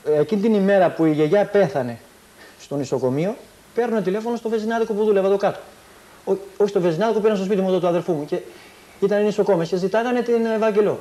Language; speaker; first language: Greek; early bilingual, heritage; Greek